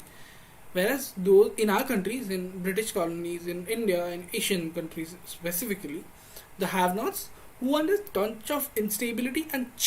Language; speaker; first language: English; non-native, local second language; Hindi